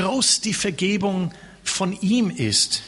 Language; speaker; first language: German; non-native, fluent; English